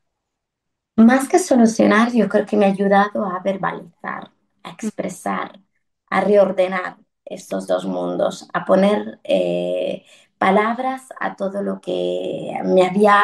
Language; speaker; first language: Spanish; early bilingual, other home language; Arabic